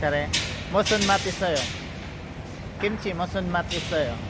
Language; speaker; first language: Korean; non-native, learner; Filipino